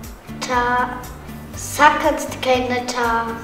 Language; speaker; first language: Latvian; early bilingual, heritage; Latvian